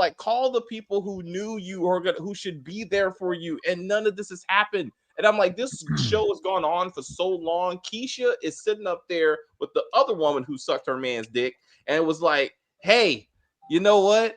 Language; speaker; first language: English; native; English